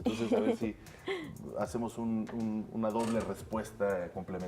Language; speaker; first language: Spanish; native; Spanish